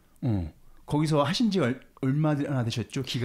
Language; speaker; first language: Korean; native; Korean